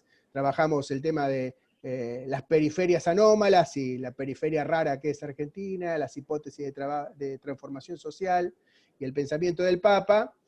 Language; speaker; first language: Spanish; native; Spanish